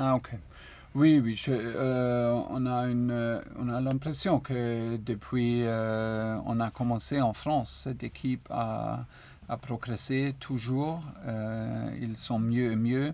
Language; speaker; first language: French; non-native, learner; German